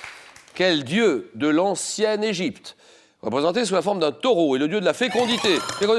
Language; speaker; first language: French; native; French